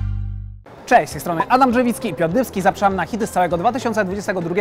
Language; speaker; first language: Polish; native; Polish